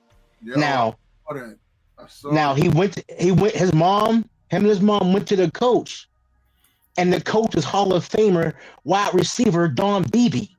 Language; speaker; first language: English; native; English